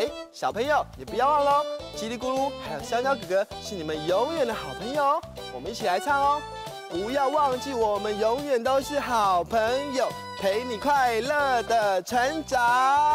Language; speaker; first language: Chinese; native; Chinese